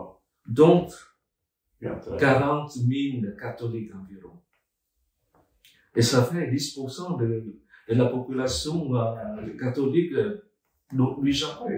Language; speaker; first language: French; non-native, fluent; Vietnamese